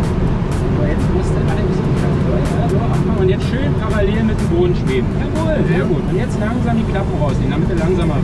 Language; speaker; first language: German; native; German